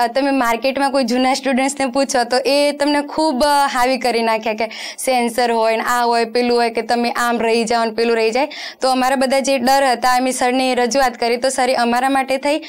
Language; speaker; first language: Gujarati; non-native, local second language; Rajasthani